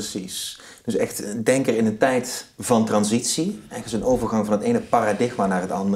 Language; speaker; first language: Dutch; native; Dutch